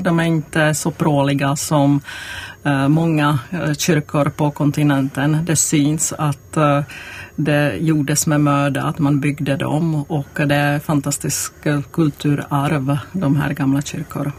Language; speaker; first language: Swedish; non-native, fluent; Czech